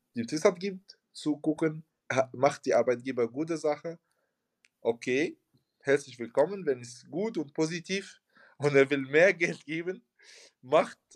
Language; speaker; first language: German; non-native, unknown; Arabic